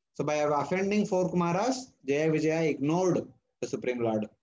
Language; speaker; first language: English; non-native, local second language; Telugu